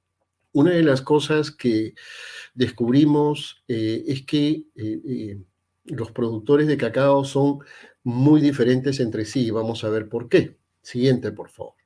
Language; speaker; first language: Spanish; native; Spanish